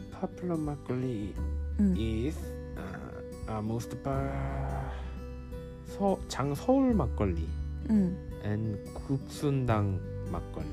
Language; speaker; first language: English; non-native, learner; Korean